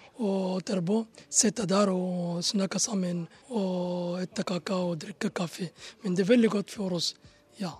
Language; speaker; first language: Norwegian; non-native, learner; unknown